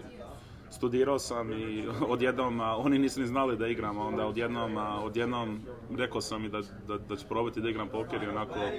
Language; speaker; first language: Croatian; early bilingual, heritage; Serbian